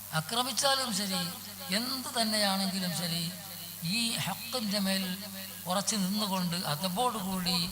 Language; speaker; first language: Malayalam; native; Malayalam